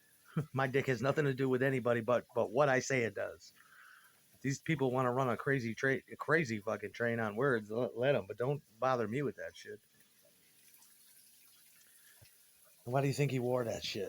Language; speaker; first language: English; native; English